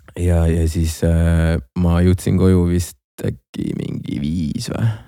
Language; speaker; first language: Estonian; non-native, local second language; Russian